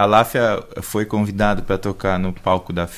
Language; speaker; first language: French; non-native, learner; Portuguese